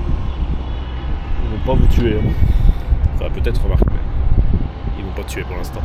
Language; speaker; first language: French; native; French